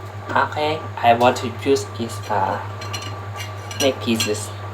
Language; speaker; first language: English; non-native, learner; Thai